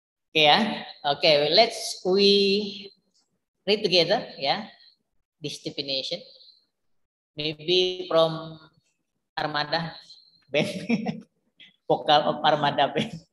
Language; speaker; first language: English; non-native, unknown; Indonesian